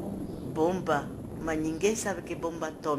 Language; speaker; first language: Portuguese; non-native, learner; Japanese